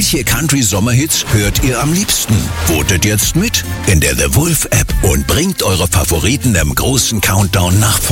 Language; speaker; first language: German; native; German